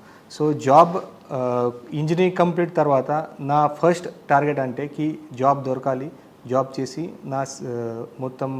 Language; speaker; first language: Telugu; non-native, local second language; Marathi